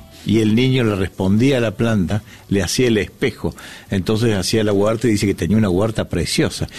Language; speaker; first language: Spanish; native; Spanish